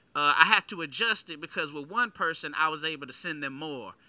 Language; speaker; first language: English; native; English